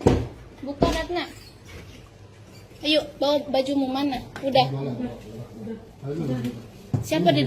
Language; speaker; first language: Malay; non-native, local second language; Sundanese